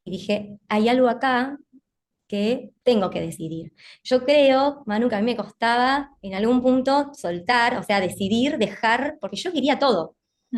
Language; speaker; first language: Spanish; native; Spanish